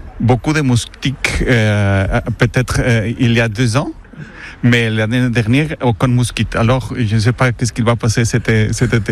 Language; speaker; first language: French; non-native, fluent; Spanish